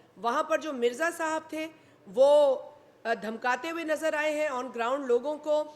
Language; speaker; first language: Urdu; non-native, local second language; Sindhi